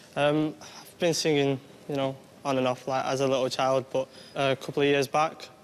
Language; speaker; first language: English; native; English